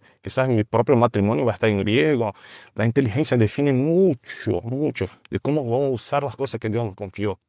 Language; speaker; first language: Spanish; non-native, fluent; Portuguese